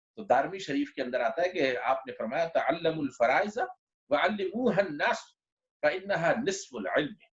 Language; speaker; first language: Urdu; non-native, local second language; Punjabi